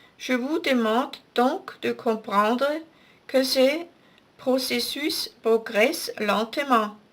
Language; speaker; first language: French; non-native, fluent; German